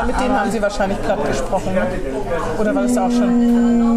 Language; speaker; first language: German; native; German